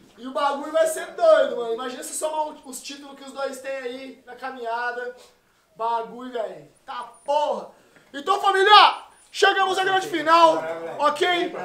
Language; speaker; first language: Portuguese; native; Portuguese